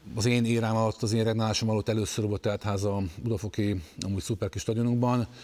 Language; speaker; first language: Hungarian; native; Hungarian